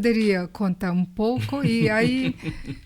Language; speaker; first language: Portuguese; non-native, learner; Japanese